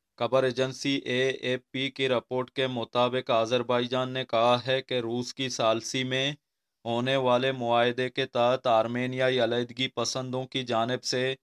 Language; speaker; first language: Urdu; non-native, local second language; Baluchi